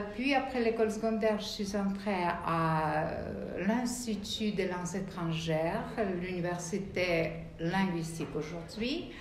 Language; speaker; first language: French; non-native, fluent; Russian